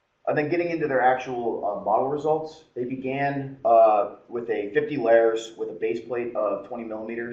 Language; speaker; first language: English; native; English